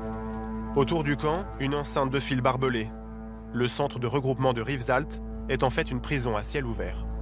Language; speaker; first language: French; native; French